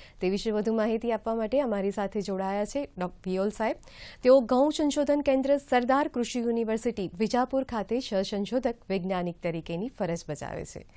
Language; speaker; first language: Gujarati; native; Gujarati